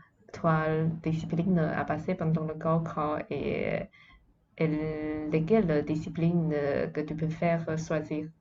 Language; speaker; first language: French; non-native, fluent; Chinese